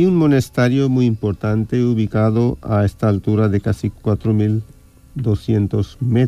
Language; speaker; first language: Spanish; non-native, fluent; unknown